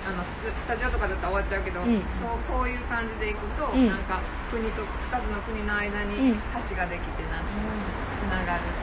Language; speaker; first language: Japanese; native; Japanese